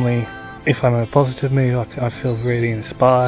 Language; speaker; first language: English; native; English